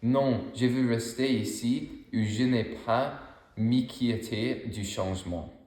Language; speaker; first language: French; non-native, learner; English